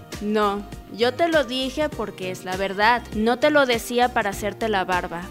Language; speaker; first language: Spanish; native; Spanish